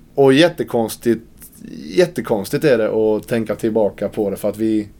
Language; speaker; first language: Swedish; native; Swedish